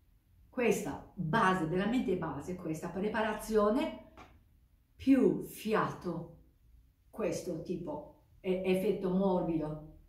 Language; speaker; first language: Italian; non-native, fluent; Japanese